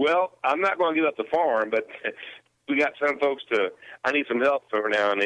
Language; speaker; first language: English; native; English